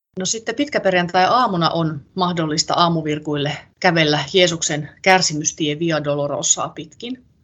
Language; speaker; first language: Finnish; native; Finnish